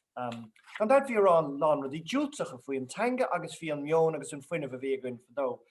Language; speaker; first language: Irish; non-native, local second language; English